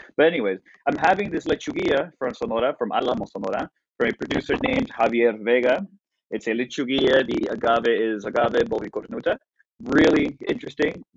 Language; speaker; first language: English; early bilingual, other home language; Spanish